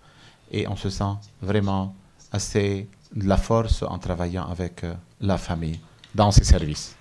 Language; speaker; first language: French; non-native, fluent; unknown